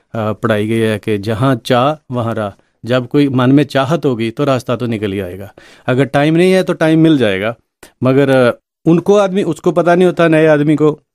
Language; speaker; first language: Hindi; non-native, local second language; Punjabi